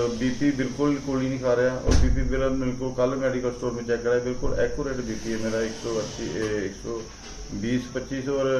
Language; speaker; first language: Hindi; non-native, local second language; Punjabi